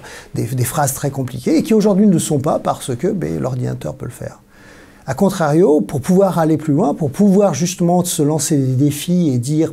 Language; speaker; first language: French; native; French